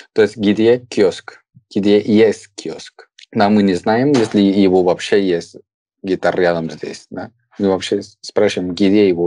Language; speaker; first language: Russian; non-native, fluent; Spanish